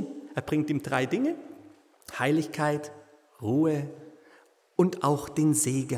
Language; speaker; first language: German; native; German